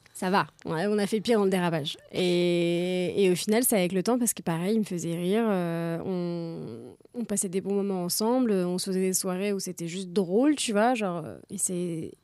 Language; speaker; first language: French; native; French